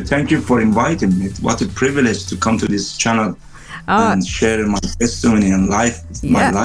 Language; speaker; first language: English; non-native, fluent; Persian